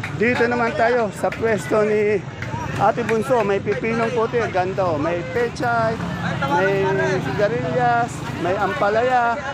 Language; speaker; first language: Filipino; native; Filipino